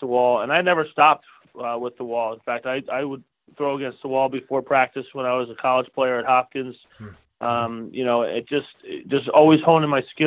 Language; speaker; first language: English; native; English